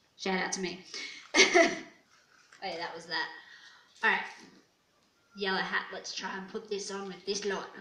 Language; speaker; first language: English; native; English